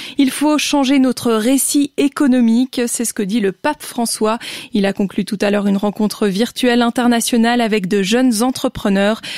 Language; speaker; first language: French; native; French